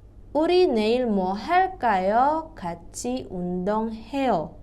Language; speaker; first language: Korean; non-native, fluent; Indonesian